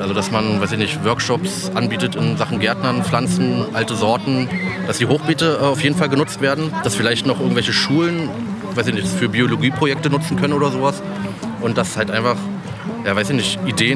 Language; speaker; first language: German; native; German